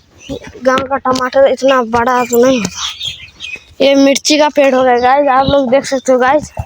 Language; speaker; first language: Hindi; non-native, local second language; Maithili